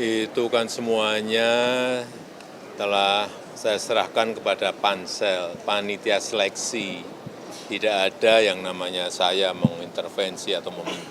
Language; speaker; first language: Indonesian; native; Indonesian